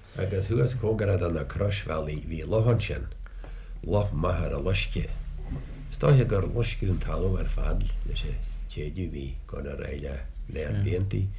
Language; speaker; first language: Irish; native; Irish